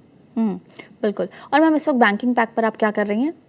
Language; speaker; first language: Hindi; native; Hindi